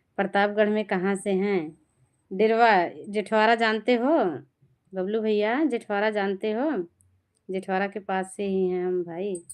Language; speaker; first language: Hindi; native; Hindi